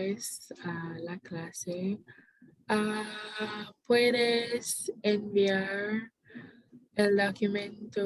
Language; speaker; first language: Spanish; non-native, learner; English